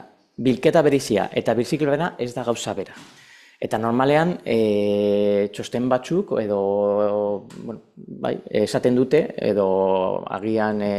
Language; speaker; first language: Basque; non-native, local second language; Spanish